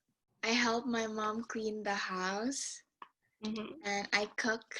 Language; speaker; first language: English; non-native, fluent; Indonesian